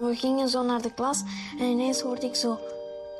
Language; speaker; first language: Dutch; early bilingual, other home language; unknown